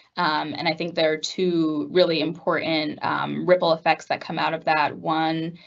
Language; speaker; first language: English; native; English